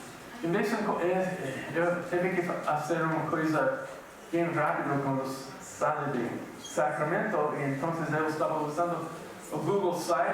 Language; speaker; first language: Portuguese; non-native, fluent; English